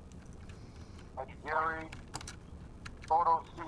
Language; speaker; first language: English; native; English